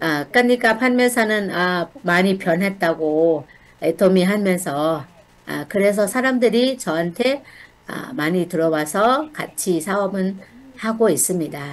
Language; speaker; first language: Korean; non-native, learner; Thai